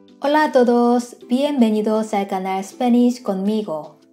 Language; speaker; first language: Spanish; non-native, fluent; Korean